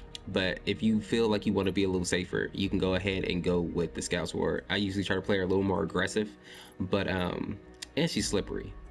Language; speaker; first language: English; native; English